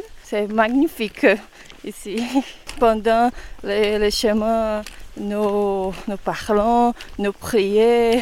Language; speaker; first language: French; non-native, learner; Portuguese